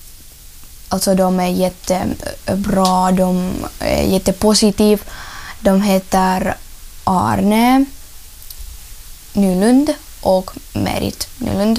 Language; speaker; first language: Swedish; non-native, learner; Ukrainian